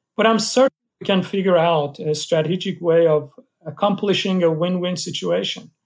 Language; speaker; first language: English; non-native, fluent; Persian